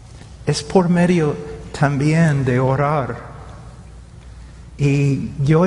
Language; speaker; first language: Spanish; non-native, fluent; English